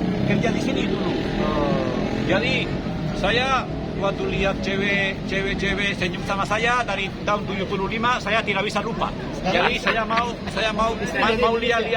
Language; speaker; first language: Indonesian; non-native, fluent; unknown